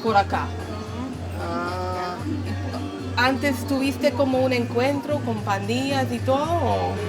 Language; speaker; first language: Spanish; non-native, fluent; English